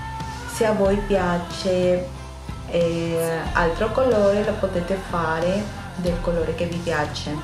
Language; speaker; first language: Italian; non-native, fluent; Spanish